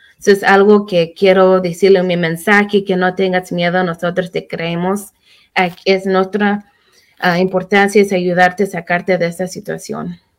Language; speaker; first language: Spanish; early bilingual, heritage; Spanish